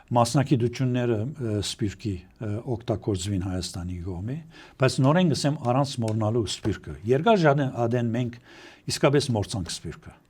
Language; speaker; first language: Armenian; early bilingual, heritage; Armenian